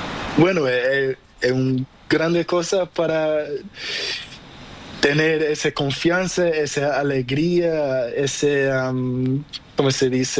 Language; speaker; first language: Spanish; non-native, learner; Portuguese